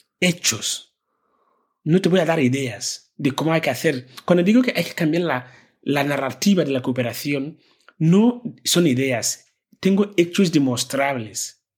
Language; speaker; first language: Spanish; non-native, fluent; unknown